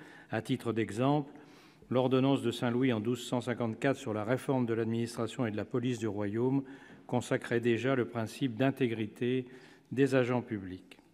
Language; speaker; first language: French; native; French